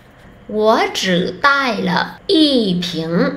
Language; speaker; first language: Chinese; non-native, learner; Vietnamese